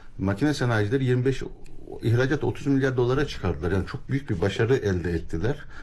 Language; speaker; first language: Turkish; native; Turkish